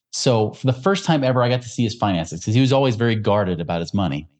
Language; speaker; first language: English; native; English